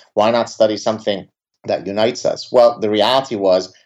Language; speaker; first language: English; early bilingual, other home language; Arabic